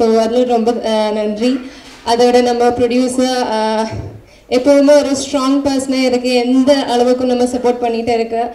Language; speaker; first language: Tamil; non-native, learner; Malayalam